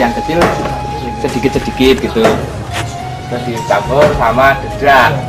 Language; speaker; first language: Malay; non-native, local second language; Javanese